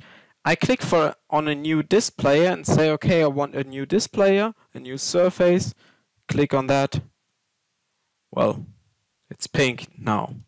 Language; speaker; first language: English; non-native, fluent; German